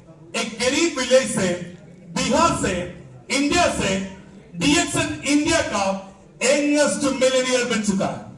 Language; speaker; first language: Hindi; non-native, fluent; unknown